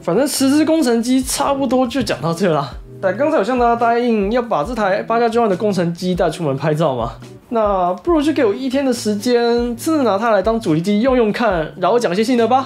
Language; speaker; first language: Chinese; native; Chinese